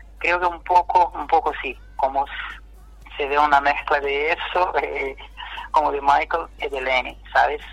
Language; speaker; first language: Spanish; non-native, fluent; Portuguese